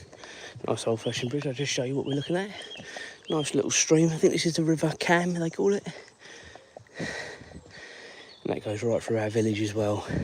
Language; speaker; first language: English; native; English